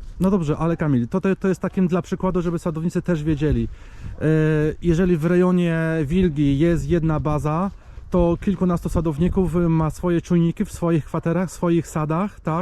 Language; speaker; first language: Polish; native; Polish